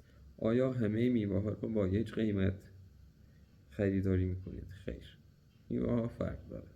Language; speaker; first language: Persian; native; Persian